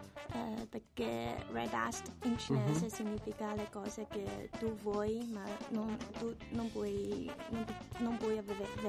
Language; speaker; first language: Italian; non-native, learner; Chinese